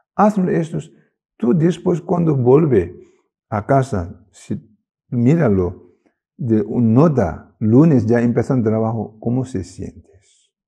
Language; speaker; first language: Spanish; non-native, learner; Tibetan